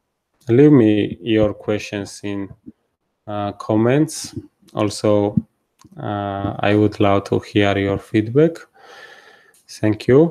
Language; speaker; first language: English; non-native, fluent; Georgian